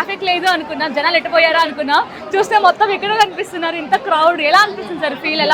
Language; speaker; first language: Telugu; native; Telugu